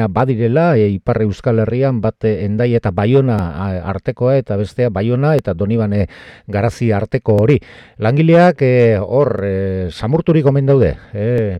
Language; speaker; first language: Basque; native; Basque